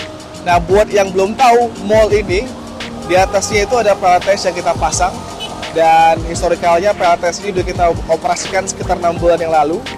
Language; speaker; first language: Indonesian; native; Indonesian